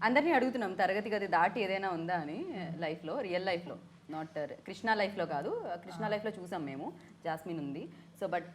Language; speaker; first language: Telugu; native; Telugu